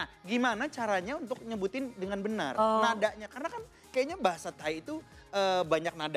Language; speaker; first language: Indonesian; native; Indonesian